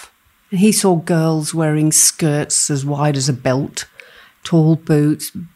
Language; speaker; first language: English; native; English